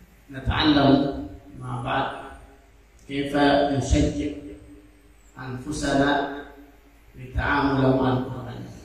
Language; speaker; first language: Arabic; non-native, fluent; Indonesian